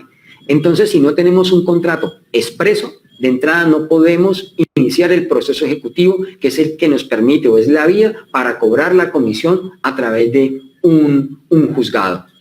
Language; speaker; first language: Spanish; native; Spanish